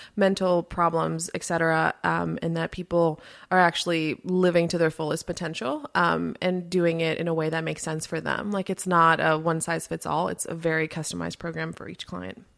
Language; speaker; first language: English; early bilingual, other home language; Spanish